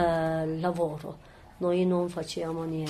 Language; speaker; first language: Italian; non-native, learner; Turkish